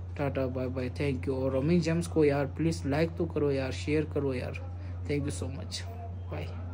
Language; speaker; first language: Hindi; non-native, local second language; Tibetan